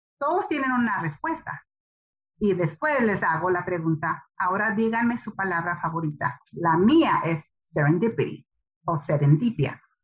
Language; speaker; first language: Spanish; early bilingual, heritage; Spanish